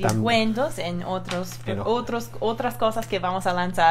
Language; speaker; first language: Spanish; non-native, fluent; English